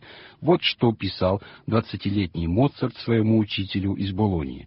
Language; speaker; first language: Russian; non-native, fluent; Italian